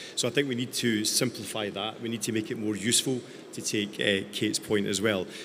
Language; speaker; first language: English; native; English